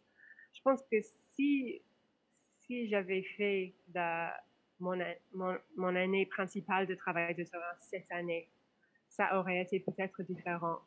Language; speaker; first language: French; non-native, fluent; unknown